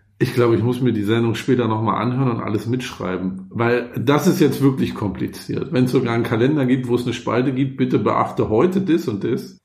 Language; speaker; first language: German; native; German